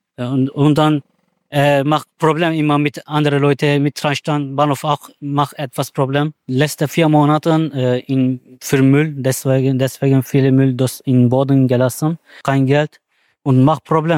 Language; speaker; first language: German; non-native, learner; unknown